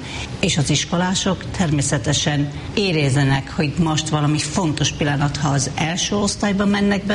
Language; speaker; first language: Hungarian; non-native, fluent; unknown